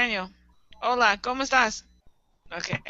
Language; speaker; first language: Spanish; non-native, learner; English